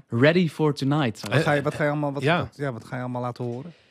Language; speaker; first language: Dutch; native; Dutch